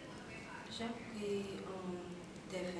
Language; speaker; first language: French; early bilingual, heritage; French